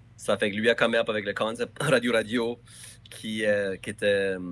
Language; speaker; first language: French; native; French